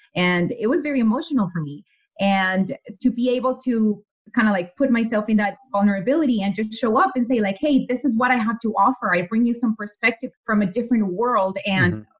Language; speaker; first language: English; non-native, fluent; Spanish